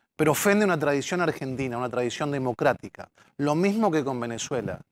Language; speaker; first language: Spanish; native; Spanish